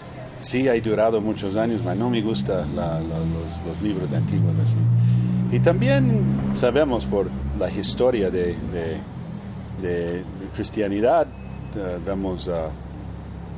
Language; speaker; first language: Spanish; non-native, fluent; Portuguese